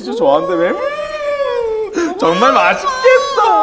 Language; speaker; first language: Korean; native; Korean